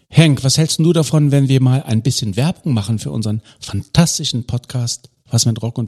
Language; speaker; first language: German; native; German